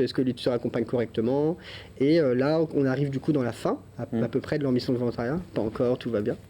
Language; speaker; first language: French; native; French